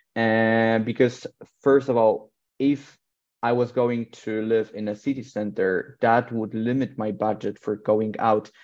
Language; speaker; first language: English; non-native, fluent; Polish